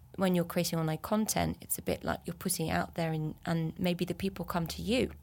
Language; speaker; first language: English; early bilingual, other home language; French